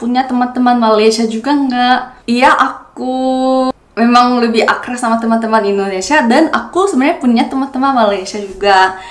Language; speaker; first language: Indonesian; non-native, fluent; Korean